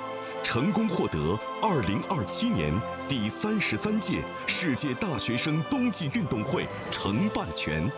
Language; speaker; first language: Chinese; native; Chinese